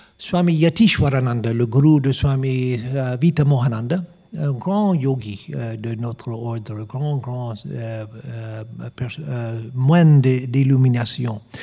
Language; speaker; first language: French; non-native, learner; English